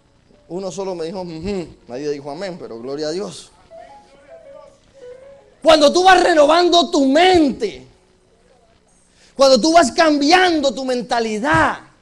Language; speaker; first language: Spanish; native; Spanish